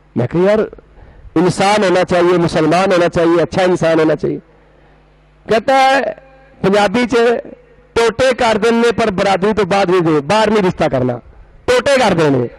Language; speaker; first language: Urdu; non-native, local second language; Punjabi